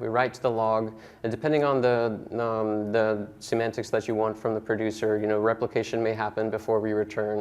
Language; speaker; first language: English; native; English